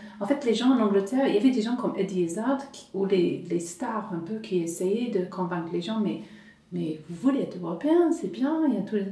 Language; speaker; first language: French; non-native, fluent; English